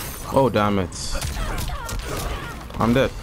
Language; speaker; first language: English; native; English